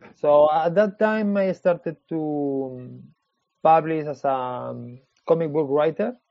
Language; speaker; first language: English; non-native, fluent; Spanish